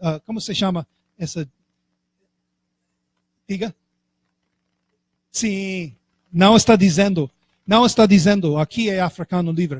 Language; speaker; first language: Portuguese; non-native, fluent; English